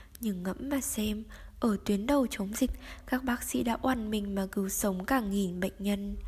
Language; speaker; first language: Vietnamese; native; Vietnamese